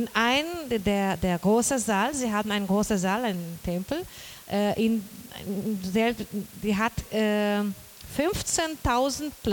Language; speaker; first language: German; non-native, learner; Portuguese